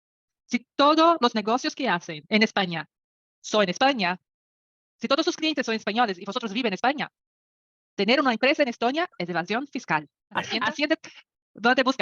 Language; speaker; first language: Spanish; non-native, learner; Portuguese